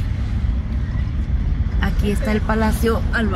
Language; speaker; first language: Spanish; native; Spanish